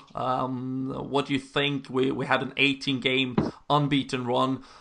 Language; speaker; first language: English; non-native, fluent; Swedish